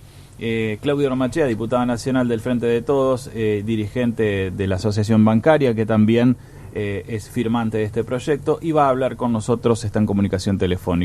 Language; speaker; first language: Spanish; native; Spanish